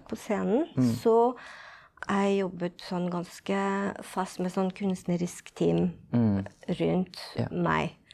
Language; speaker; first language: Norwegian; non-native, fluent; French